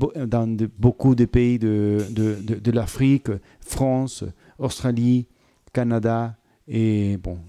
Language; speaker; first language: French; non-native, fluent; Spanish